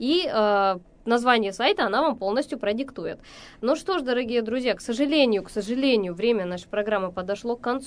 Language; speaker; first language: Russian; native; Russian